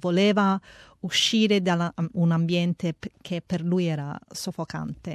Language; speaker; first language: Italian; early bilingual, heritage; Italian